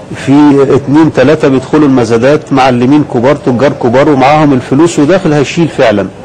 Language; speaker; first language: Arabic; native; Arabic